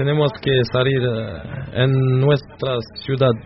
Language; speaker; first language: Spanish; non-native, learner; French